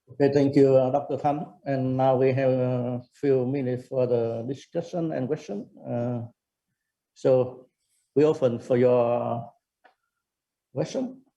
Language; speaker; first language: English; non-native, fluent; Vietnamese